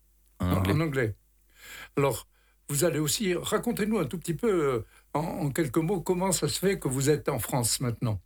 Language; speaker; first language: French; native; French